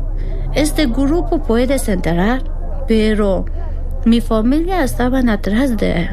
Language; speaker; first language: Spanish; non-native, learner; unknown